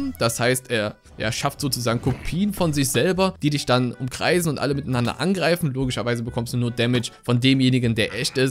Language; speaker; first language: German; native; German